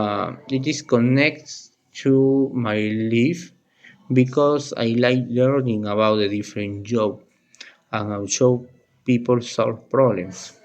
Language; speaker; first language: English; non-native, learner; Spanish